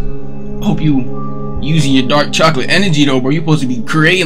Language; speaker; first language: English; native; English